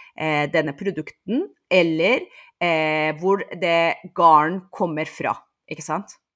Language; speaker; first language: Norwegian; non-native, fluent; Persian